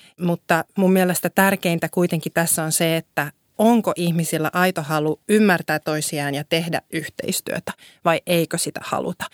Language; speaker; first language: Finnish; non-native, local second language; Swedish